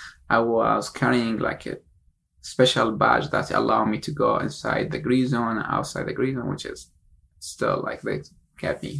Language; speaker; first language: English; non-native, fluent; Arabic